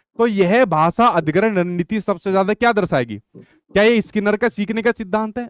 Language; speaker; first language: Hindi; native; Hindi